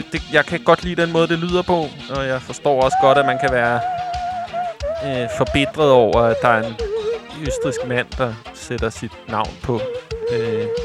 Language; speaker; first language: Danish; native; Danish